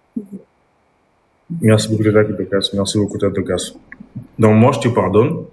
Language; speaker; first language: French; non-native, local second language; Lingala